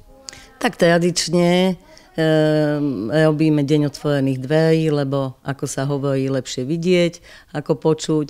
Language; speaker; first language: Slovak; native; Slovak